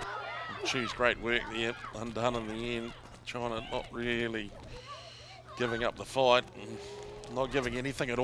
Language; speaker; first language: English; native; English